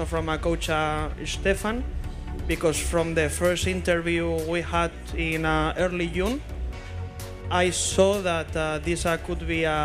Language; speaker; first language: English; non-native, fluent; Spanish